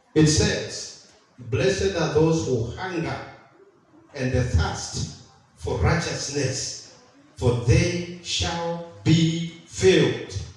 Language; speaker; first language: English; non-native, local second language; Swahili